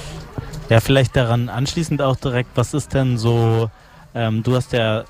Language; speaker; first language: German; native; German